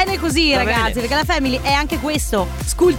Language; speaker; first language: Italian; native; Italian